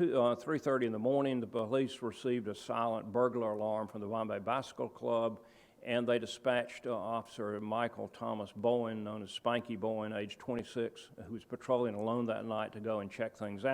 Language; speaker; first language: English; native; English